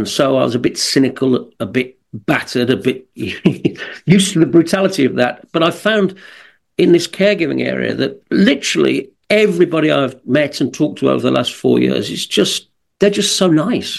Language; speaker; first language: English; native; English